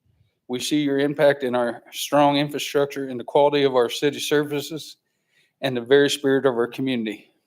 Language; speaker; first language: English; native; English